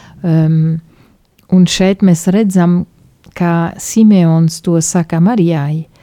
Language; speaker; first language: Latvian; non-native, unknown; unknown